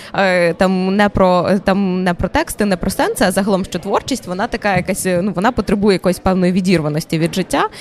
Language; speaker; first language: Ukrainian; native; Ukrainian